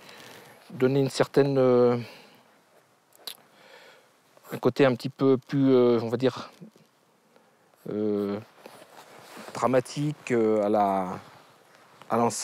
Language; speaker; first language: French; native; French